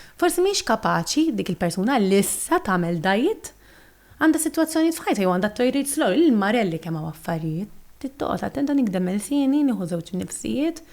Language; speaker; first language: Maltese; native; Maltese